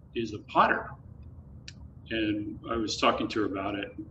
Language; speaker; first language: English; native; English